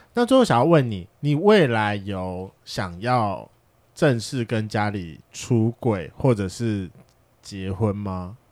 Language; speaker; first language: Chinese; native; Chinese